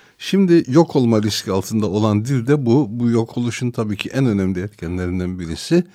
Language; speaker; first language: Turkish; non-native, local second language; Armenian